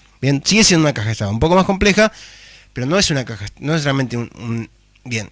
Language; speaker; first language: Spanish; native; Spanish